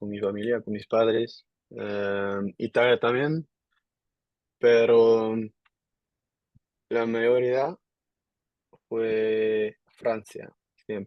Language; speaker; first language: Spanish; non-native, learner; Dutch